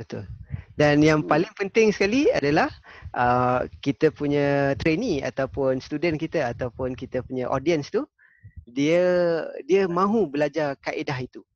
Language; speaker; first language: Malay; native; Malay